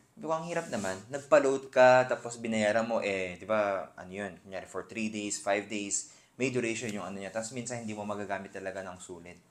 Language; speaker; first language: Filipino; non-native, fluent; Korean